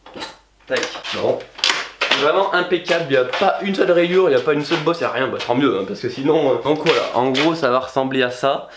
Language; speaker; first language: French; native; French